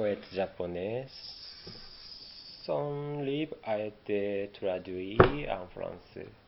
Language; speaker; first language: French; non-native, learner; Japanese